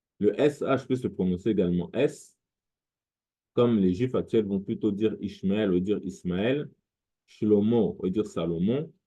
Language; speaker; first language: French; non-native, local second language; Lingala